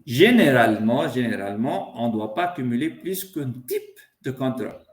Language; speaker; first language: French; non-native, local second language; Arabic